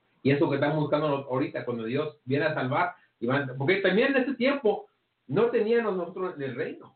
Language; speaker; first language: Spanish; early bilingual, heritage; English